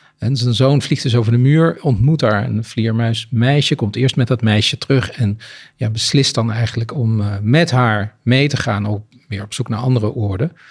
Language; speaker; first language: Dutch; native; Dutch